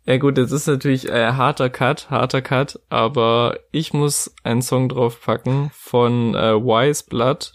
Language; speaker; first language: German; native; German